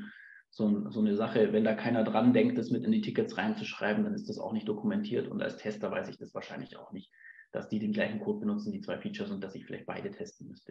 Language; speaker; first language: German; native; German